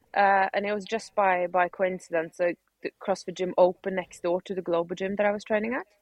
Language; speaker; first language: English; non-native, fluent; Norwegian